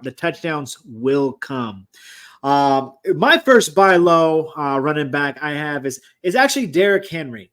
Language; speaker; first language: English; native; English